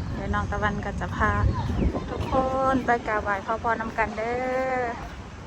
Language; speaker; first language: Thai; native; Thai